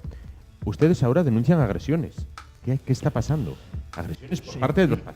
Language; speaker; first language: Spanish; native; Spanish